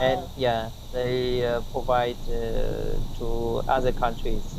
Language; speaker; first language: English; non-native, learner; Vietnamese